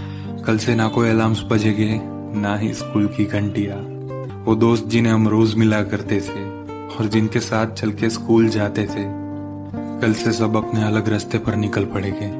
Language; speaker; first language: Hindi; native; Hindi